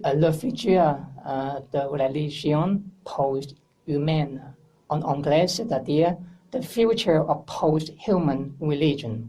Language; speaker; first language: French; non-native, learner; English